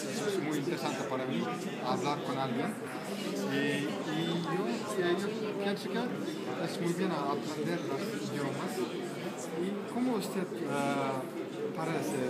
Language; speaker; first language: Spanish; non-native, learner; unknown